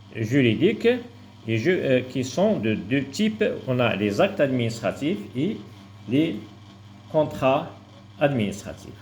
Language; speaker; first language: French; non-native, local second language; Arabic